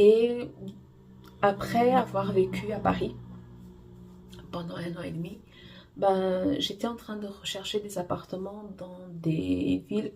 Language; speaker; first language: French; non-native, fluent; Portuguese